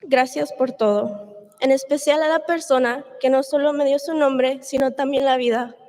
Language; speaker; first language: Spanish; early bilingual, heritage; Spanish